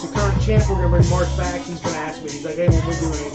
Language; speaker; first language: English; native; English